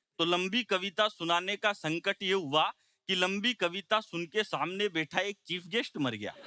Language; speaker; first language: Hindi; native; Hindi